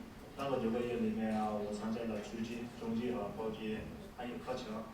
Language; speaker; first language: Chinese; non-native, learner; Nepali